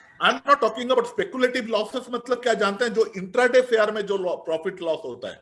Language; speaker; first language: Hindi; non-native, local second language; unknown